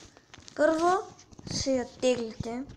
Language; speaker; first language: Bulgarian; native; Bulgarian